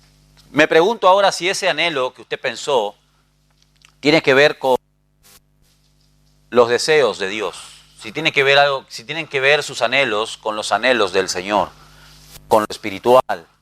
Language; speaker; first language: Spanish; native; Spanish